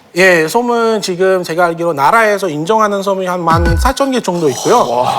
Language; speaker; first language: Korean; non-native, fluent; Indonesian